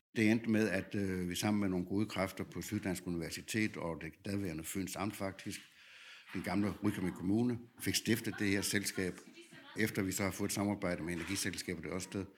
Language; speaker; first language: Danish; native; Danish